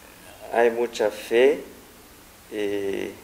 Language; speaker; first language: Spanish; non-native, fluent; Vietnamese